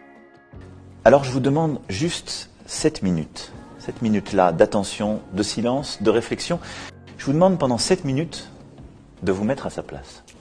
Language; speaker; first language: French; native; French